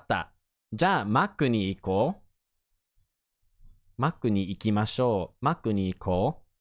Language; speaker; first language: Japanese; non-native, fluent; English